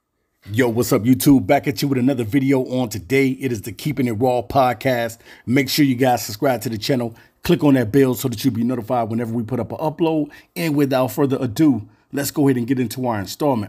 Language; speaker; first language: English; native; English